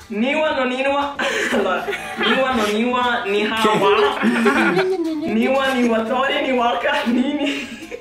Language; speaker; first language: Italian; native; Italian